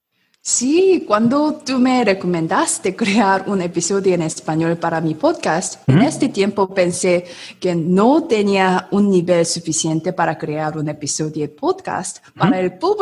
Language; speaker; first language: Spanish; non-native, learner; Korean